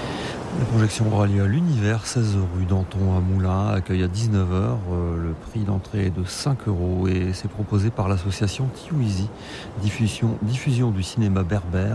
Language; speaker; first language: French; native; French